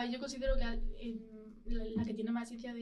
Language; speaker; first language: Spanish; native; Spanish